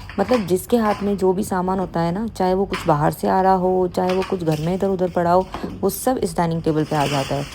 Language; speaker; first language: Urdu; native; Urdu